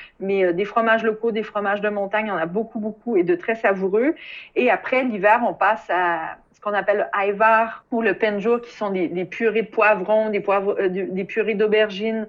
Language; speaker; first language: French; native; French